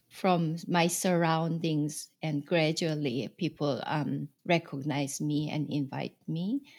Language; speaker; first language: English; non-native, fluent; Korean